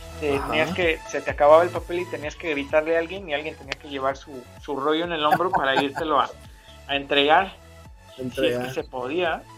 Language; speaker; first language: Spanish; native; Spanish